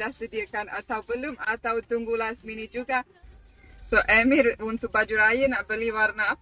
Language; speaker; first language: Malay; non-native, fluent; Bosnian